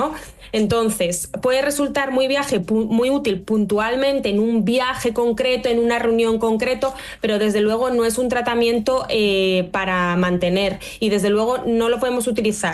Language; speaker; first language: Spanish; native; Spanish